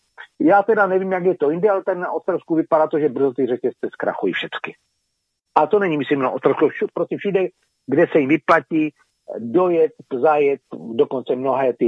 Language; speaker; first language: Czech; native; Czech